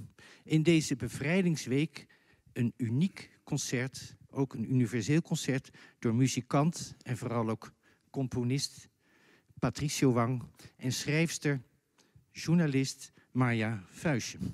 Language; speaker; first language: Dutch; native; Dutch